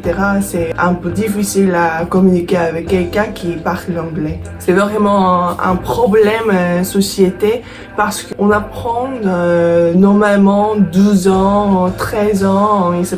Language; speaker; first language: French; non-native, fluent; Korean